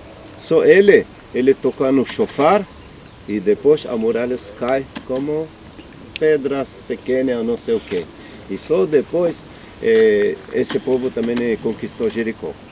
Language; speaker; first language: Portuguese; non-native, learner; Hebrew